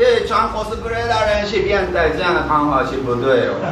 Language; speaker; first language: Chinese; non-native, fluent; Japanese